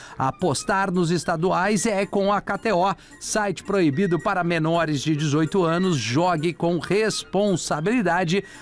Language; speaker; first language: Portuguese; native; Portuguese